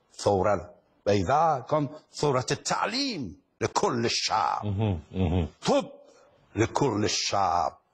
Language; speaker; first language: Arabic; non-native, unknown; Persian